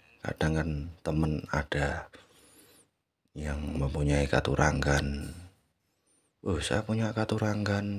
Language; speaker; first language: Indonesian; native; Indonesian